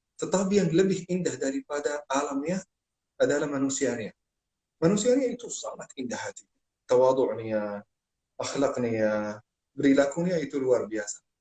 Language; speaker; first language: Indonesian; non-native, fluent; Arabic